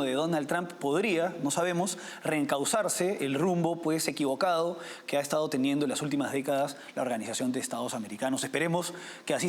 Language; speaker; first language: Spanish; native; Spanish